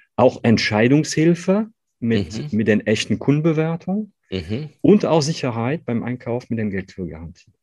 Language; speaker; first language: German; non-native, fluent; French